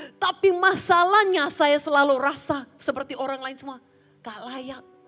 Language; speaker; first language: Indonesian; non-native, fluent; English